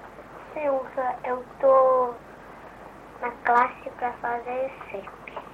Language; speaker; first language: Portuguese; early bilingual, heritage; Portuguese